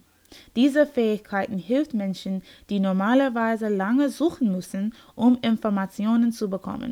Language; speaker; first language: German; non-native, learner; English